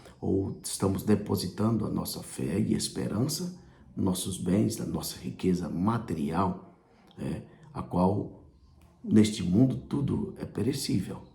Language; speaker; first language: Portuguese; native; Portuguese